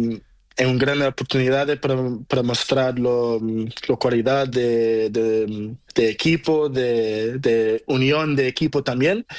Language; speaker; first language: Spanish; non-native, learner; Portuguese